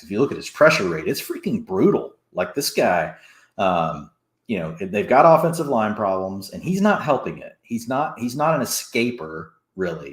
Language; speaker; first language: English; native; English